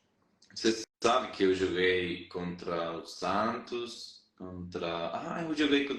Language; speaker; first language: Portuguese; non-native, fluent; Spanish